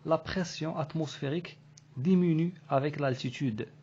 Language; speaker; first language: French; non-native, local second language; Arabic